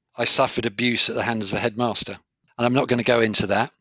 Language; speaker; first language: English; native; English